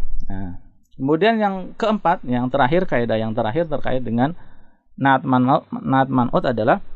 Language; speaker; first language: Indonesian; native; Indonesian